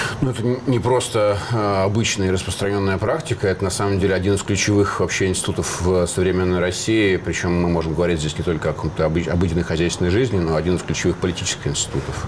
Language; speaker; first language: Russian; native; Russian